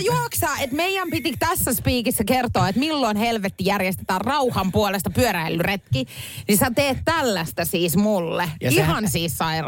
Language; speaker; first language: Finnish; native; Finnish